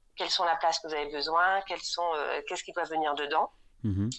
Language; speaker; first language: French; native; French